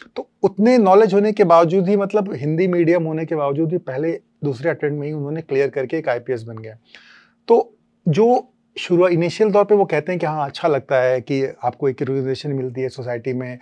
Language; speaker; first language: Hindi; native; Hindi